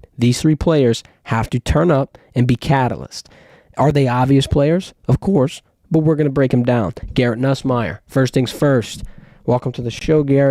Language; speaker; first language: English; native; English